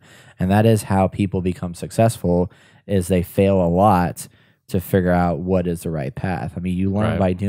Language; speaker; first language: English; native; English